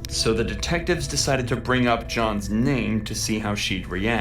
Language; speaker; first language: English; native; English